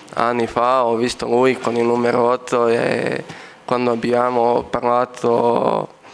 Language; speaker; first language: Italian; non-native, learner; Serbian